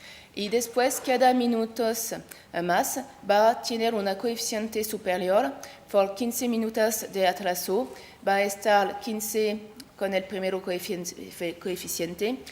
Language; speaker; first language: Spanish; non-native, learner; French